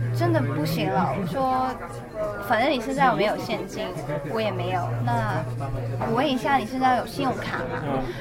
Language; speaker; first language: Chinese; native; Chinese